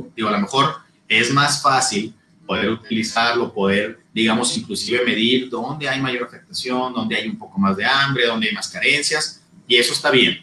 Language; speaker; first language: Spanish; native; Spanish